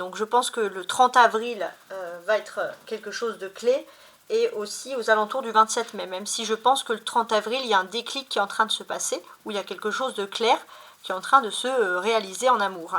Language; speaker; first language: French; native; French